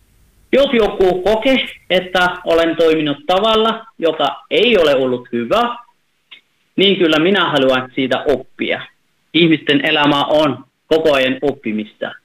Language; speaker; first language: Finnish; non-native, fluent; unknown